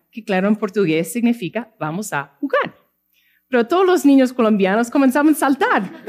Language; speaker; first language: Spanish; non-native, fluent; English